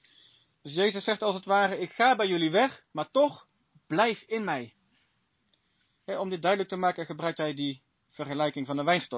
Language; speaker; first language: Dutch; native; Dutch